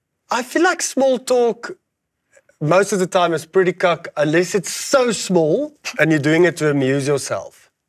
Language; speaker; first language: English; non-native, local second language; Afrikaans